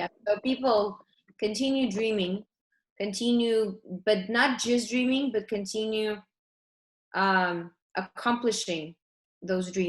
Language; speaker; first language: English; early bilingual, other home language; Russian